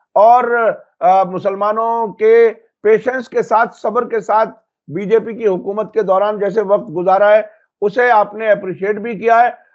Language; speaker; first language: Hindi; native; Hindi